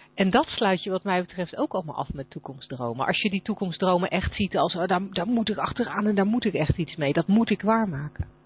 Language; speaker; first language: Dutch; native; Dutch